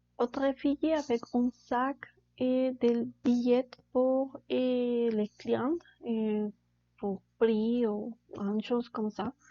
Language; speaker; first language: French; non-native, learner; Spanish